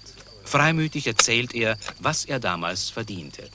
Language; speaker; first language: German; native; German